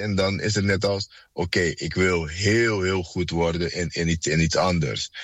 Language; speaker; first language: Dutch; non-native, fluent; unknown